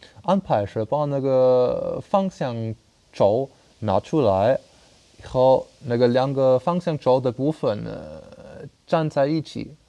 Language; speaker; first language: Chinese; non-native, learner; German